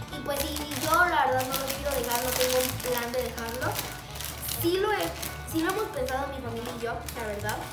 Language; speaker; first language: Spanish; native; Spanish